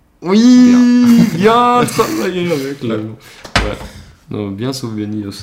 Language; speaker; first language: French; non-native, learner; Swedish